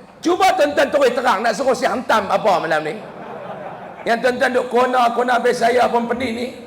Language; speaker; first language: Malay; native; Malay